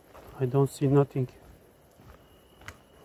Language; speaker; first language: English; non-native, learner; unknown